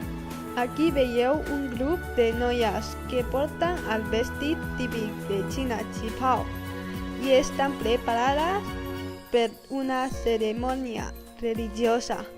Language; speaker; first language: Catalan; non-native, learner; Chinese